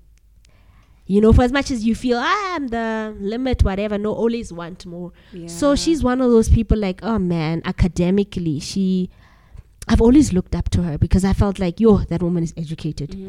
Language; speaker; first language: English; non-native, local second language; Southern Sotho